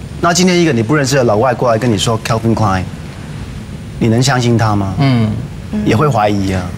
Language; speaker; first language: Chinese; non-native, local second language; Cantonese